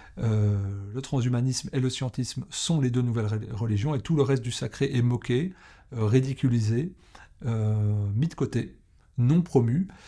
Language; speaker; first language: French; native; French